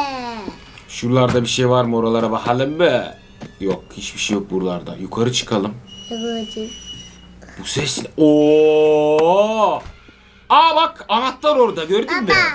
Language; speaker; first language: Turkish; native; Turkish